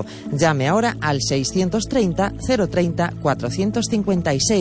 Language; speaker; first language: Spanish; native; Spanish